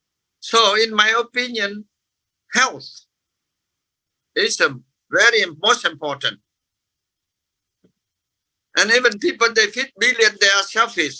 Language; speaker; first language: English; non-native, fluent; Vietnamese